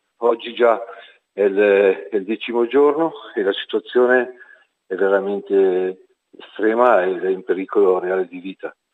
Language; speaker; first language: Italian; native; Italian